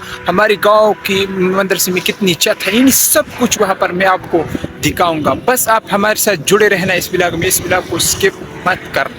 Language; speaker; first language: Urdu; non-native, local second language; Pashto